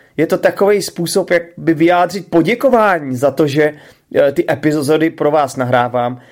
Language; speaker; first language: Czech; native; Czech